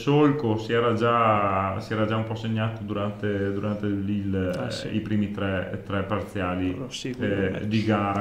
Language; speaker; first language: Italian; native; Italian